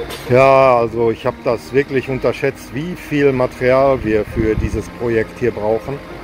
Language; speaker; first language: German; native; German